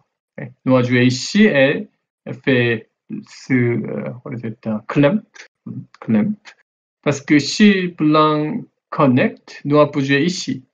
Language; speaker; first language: French; non-native, learner; Korean